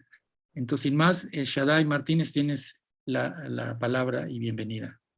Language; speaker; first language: Spanish; native; Spanish